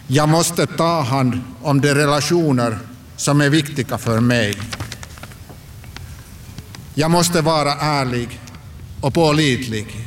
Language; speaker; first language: Swedish; non-native, local second language; Finnish